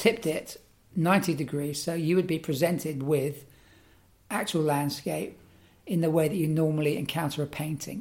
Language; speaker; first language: English; native; English